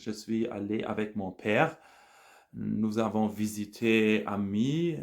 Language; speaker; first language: French; non-native, learner; German